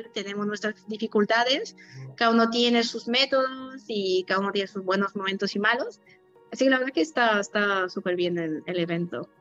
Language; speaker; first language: Spanish; non-native, fluent; Polish